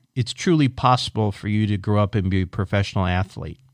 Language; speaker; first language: English; native; English